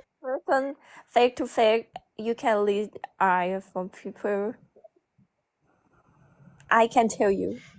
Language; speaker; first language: English; non-native, learner; Thai